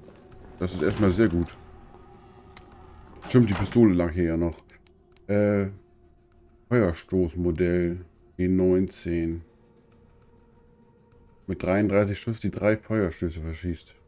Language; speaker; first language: German; native; German